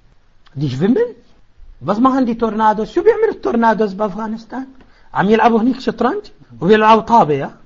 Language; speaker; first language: German; non-native, fluent; Arabic